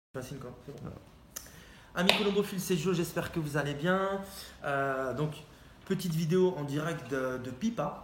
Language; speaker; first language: French; native; French